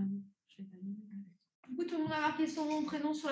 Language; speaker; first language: French; native; French